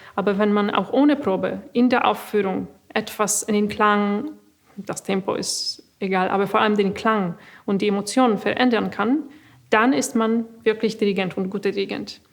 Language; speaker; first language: German; non-native, fluent; Polish